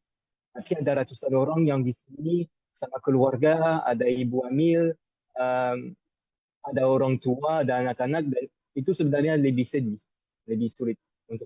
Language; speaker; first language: Indonesian; non-native, fluent; French